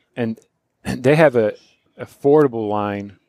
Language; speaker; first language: English; early bilingual, other home language; Polish